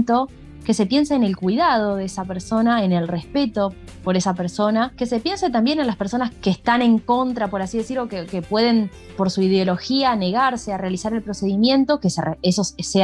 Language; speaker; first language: Spanish; native; Spanish